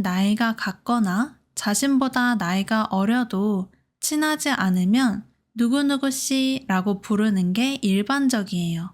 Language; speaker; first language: Korean; native; Korean